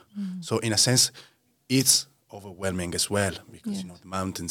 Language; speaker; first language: English; non-native, fluent; Italian